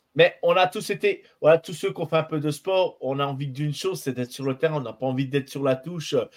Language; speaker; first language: French; native; French